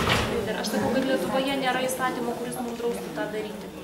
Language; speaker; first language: Swedish; non-native, learner; Lithuanian